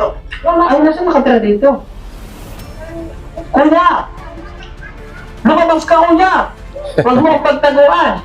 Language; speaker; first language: Filipino; non-native, local second language; Cebuano